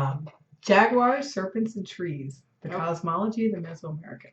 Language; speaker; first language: English; native; English